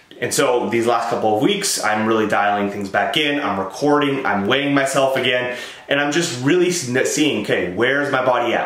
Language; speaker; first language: English; native; English